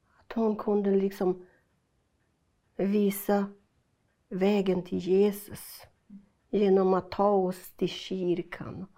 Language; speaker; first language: Swedish; non-native, fluent; Portuguese